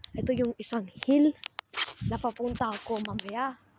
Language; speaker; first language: Filipino; non-native, learner; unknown